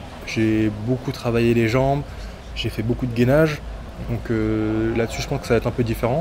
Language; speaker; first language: French; native; French